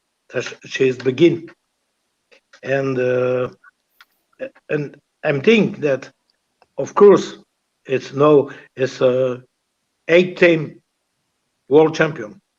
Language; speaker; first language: English; non-native, learner; French